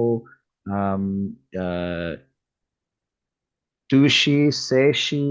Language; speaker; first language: Korean; non-native, learner; English